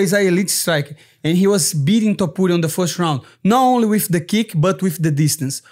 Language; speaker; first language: English; non-native, fluent; Portuguese